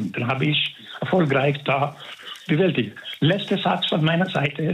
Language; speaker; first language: German; non-native, fluent; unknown